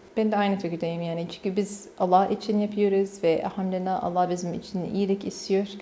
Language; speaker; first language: Turkish; non-native, learner; English